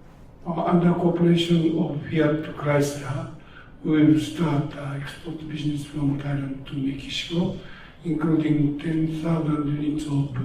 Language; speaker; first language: English; non-native, learner; Japanese